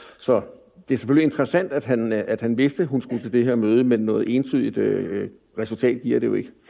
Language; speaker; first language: Danish; native; Danish